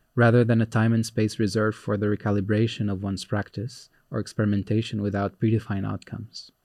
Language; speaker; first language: English; non-native, fluent; Portuguese